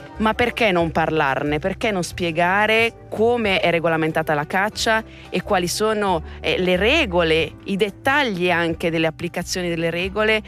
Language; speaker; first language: Italian; native; Italian